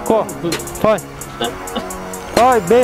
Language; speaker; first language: Italian; non-native, learner; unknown